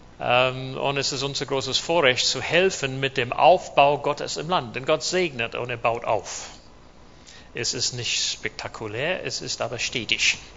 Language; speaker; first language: German; non-native, fluent; English